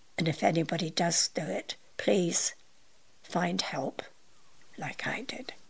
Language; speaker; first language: English; native; English